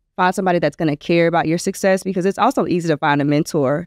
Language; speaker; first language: English; native; English